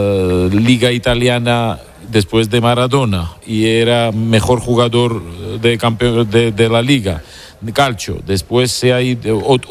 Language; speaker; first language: Spanish; non-native, learner; Georgian